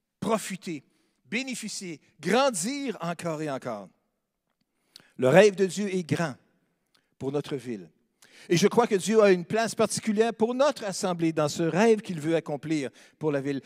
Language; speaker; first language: French; native; French